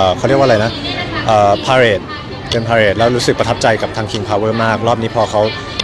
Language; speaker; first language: Thai; native; Thai